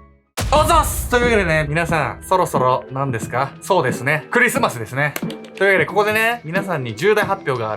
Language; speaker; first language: Japanese; native; Japanese